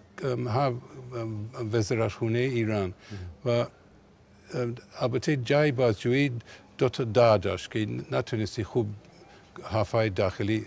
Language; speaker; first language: Persian; non-native, fluent; English